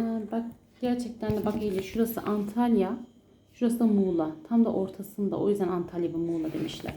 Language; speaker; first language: Turkish; native; Turkish